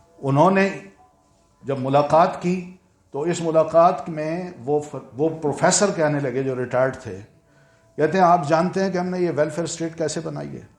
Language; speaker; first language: Urdu; native; Urdu